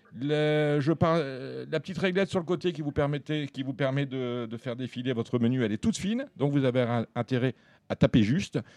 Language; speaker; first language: French; native; French